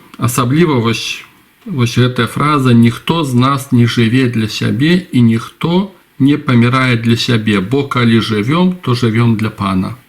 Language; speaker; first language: Belarusian; non-native, local second language; Russian